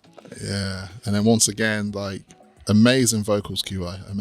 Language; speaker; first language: English; native; English